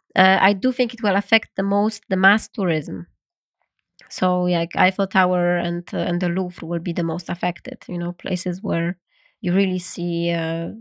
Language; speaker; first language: English; non-native, fluent; Polish